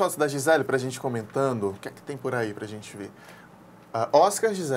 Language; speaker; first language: Portuguese; native; Portuguese